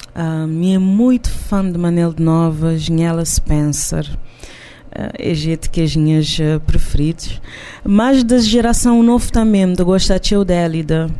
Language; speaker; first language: Portuguese; non-native, local second language; Kabuverdianu